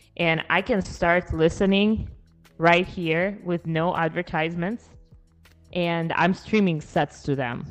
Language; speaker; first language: English; non-native, fluent; Russian